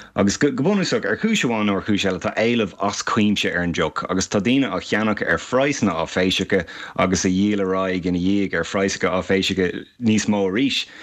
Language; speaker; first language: Irish; non-native, local second language; English